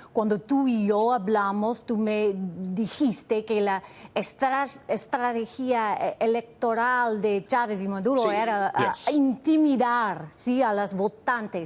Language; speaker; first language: Spanish; non-native, learner; English